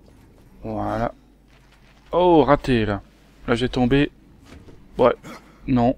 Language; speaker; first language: French; native; French